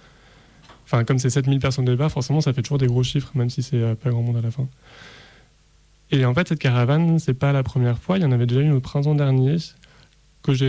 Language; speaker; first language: French; native; French